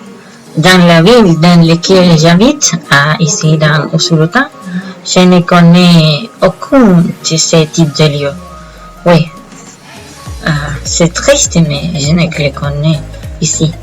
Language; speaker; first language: French; non-native, learner; Spanish